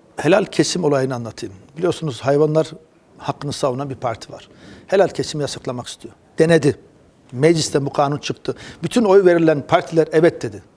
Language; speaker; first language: Turkish; early bilingual, heritage; Turkish